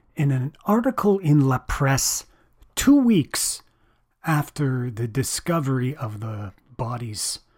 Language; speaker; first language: English; native; English